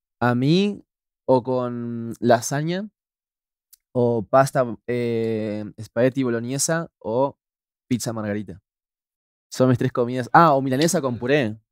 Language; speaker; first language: Spanish; native; Spanish